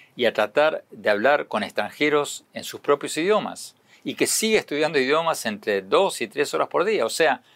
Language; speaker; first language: Spanish; native; Spanish